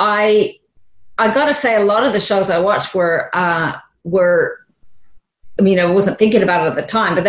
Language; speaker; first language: English; native; English